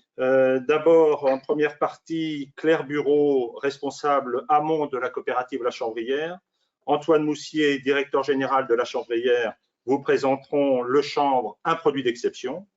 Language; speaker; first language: French; native; French